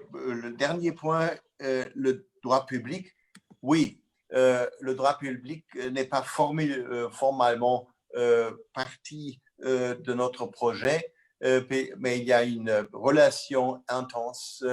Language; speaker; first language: French; non-native, fluent; German